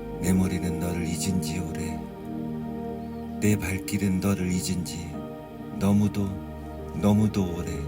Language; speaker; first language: Korean; native; Korean